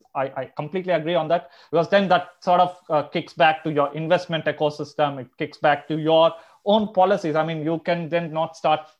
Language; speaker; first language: English; non-native, local second language; Telugu